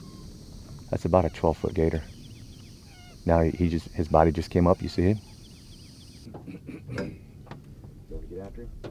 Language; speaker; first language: English; native; English